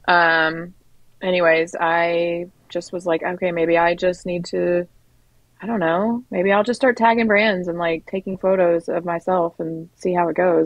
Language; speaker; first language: English; native; English